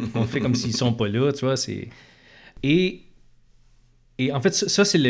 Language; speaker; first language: French; native; French